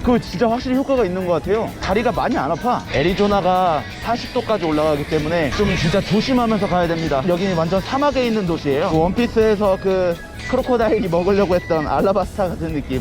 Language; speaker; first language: Korean; native; Korean